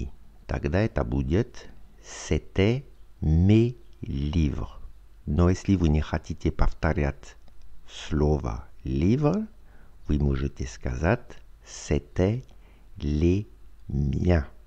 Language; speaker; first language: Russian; non-native, learner; French